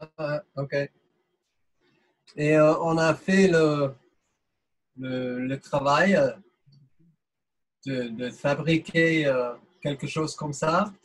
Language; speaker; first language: French; non-native, fluent; English